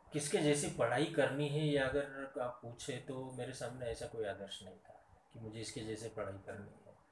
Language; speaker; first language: Hindi; non-native, local second language; Marathi